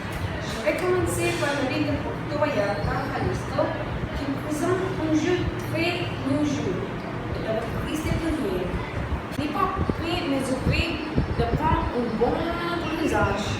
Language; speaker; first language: French; non-native, learner; Spanish